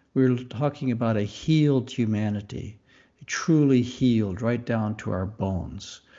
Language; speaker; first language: English; native; English